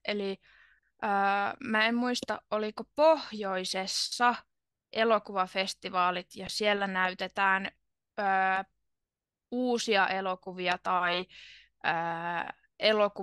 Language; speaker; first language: Finnish; native; Finnish